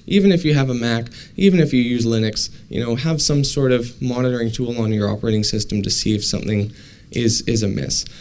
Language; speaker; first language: English; native; English